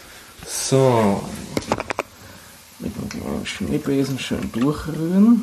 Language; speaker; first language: German; native; German